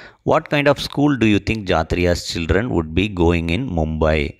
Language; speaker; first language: English; non-native, local second language; Tamil